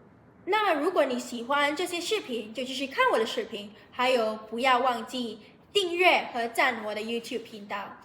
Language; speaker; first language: Chinese; non-native, learner; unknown